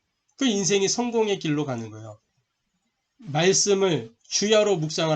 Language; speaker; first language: Korean; native; Korean